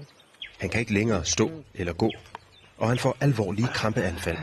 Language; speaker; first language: Danish; native; Danish